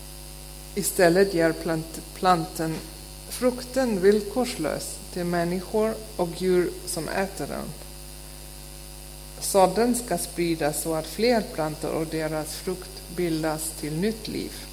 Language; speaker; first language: Swedish; non-native, fluent; German